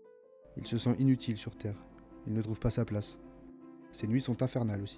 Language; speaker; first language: French; native; French